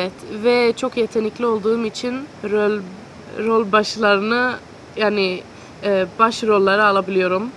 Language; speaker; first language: Turkish; early bilingual, heritage; Turkish